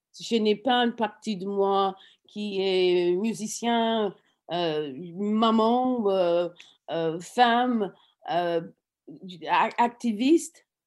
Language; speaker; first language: French; non-native, fluent; English